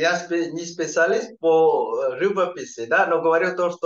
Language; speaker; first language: Russian; non-native, fluent; Vietnamese